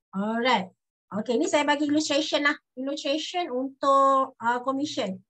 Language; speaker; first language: Malay; native; Malay